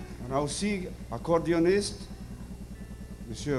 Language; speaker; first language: French; early bilingual, heritage; French